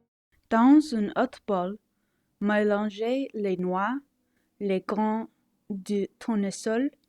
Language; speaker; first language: French; non-native, learner; English